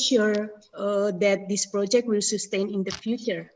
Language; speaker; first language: English; non-native, fluent; Indonesian